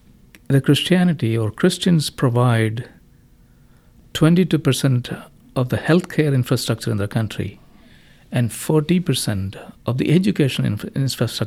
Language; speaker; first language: English; non-native, local second language; Malayalam